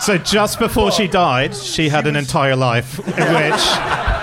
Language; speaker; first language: English; native; English